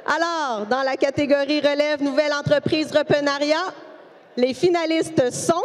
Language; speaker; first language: French; native; French